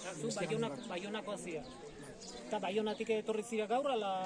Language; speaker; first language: Basque; native; Basque